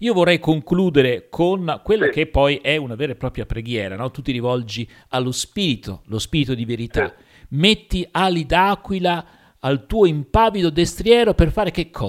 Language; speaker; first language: Italian; native; Italian